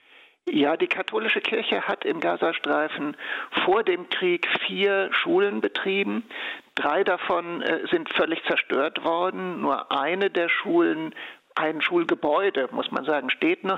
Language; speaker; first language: German; native; German